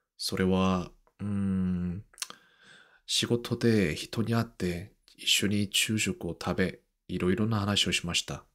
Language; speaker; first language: Japanese; non-native, learner; Korean